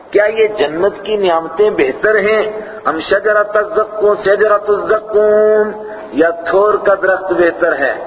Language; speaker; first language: Urdu; non-native, local second language; Punjabi